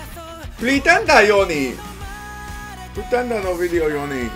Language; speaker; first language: Japanese; non-native, learner; English